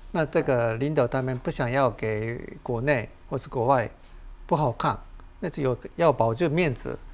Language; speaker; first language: Chinese; non-native, fluent; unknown